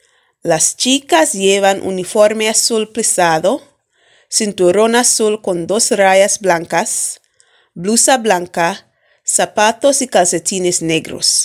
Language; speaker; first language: Spanish; non-native, fluent; English